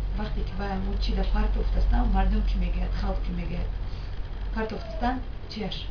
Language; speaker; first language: Tajik; non-native, local second language; Shughni